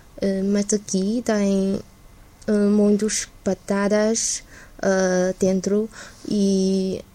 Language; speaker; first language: Portuguese; non-native, learner; Chinese